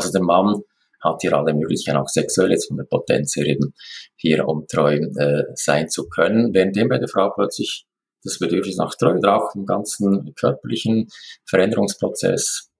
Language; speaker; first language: German; native; German